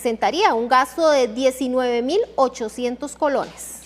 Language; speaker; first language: Spanish; native; Spanish